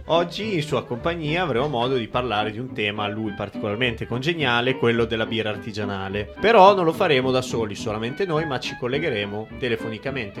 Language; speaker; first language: Italian; native; Italian